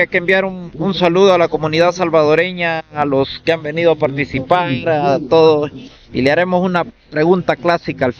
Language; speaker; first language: Spanish; native; Spanish